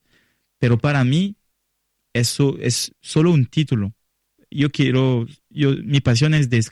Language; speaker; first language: Spanish; non-native, learner; French